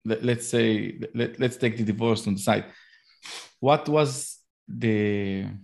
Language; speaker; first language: English; non-native, learner; Hebrew